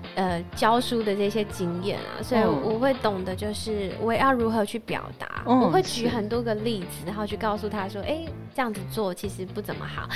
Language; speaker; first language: Chinese; non-native, local second language; Hakka Chinese